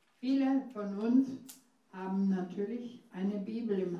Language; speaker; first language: German; non-native, fluent; English